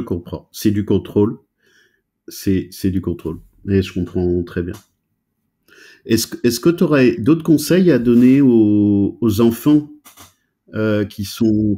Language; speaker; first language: French; native; French